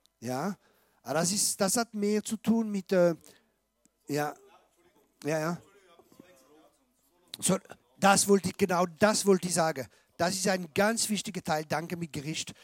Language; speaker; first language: German; non-native, fluent; French